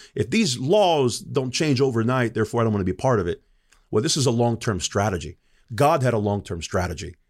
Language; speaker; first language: English; non-native, fluent; Portuguese